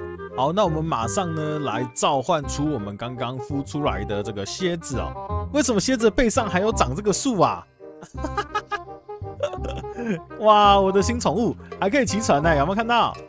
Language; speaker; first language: Chinese; native; Chinese